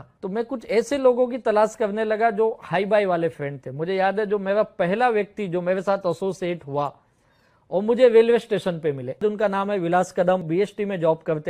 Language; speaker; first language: Hindi; native; Hindi